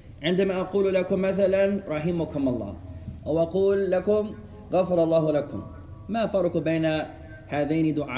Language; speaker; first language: Arabic; non-native, fluent; English